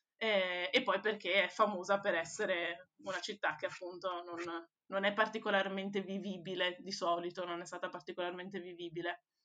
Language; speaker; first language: Italian; native; Italian